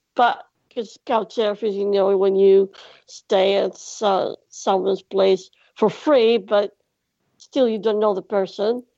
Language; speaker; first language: English; non-native, fluent; Greek